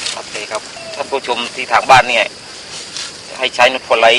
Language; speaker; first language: Thai; native; Thai